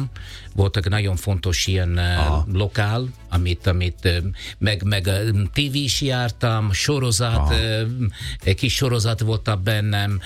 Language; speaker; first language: Hungarian; non-native, learner; Italian